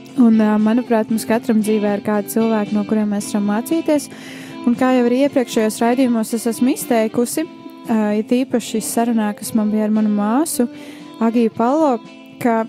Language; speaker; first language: Latvian; native; Latvian